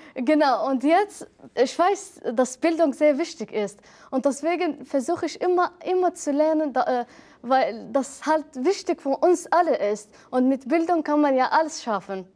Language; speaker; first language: German; non-native, fluent; Arabic